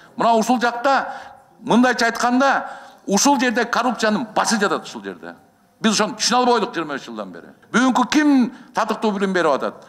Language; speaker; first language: Kyrgyz; native; Kyrgyz